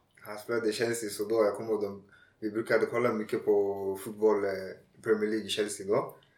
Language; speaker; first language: Swedish; early bilingual, other home language; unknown